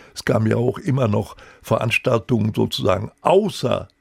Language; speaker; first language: German; native; German